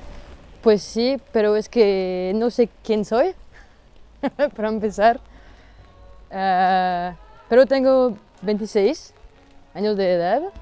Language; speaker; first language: Spanish; non-native, fluent; French